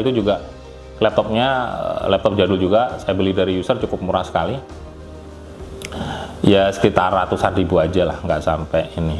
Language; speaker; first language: Indonesian; native; Indonesian